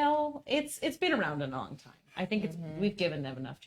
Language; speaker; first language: English; native; English